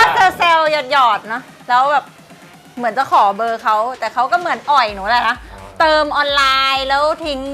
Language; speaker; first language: Thai; native; Thai